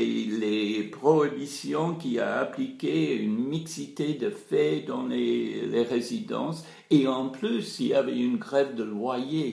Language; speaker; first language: French; non-native, fluent; English